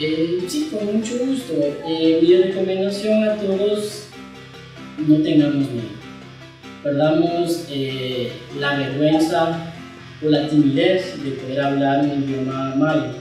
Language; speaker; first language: Spanish; non-native, local second language; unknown